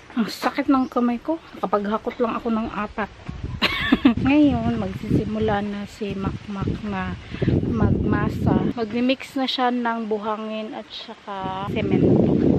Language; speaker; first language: Filipino; non-native, local second language; Cebuano